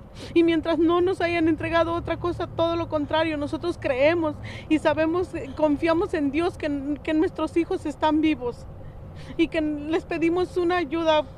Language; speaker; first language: Spanish; native; Spanish